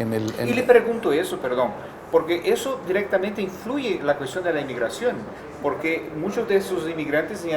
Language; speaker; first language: Spanish; non-native, fluent; Portuguese